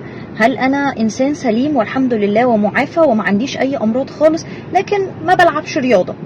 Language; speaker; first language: Arabic; native; Arabic